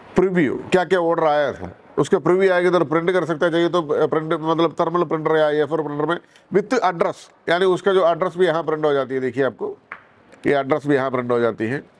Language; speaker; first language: Hindi; non-native, local second language; Malayalam